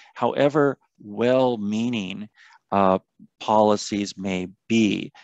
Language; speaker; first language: English; native; English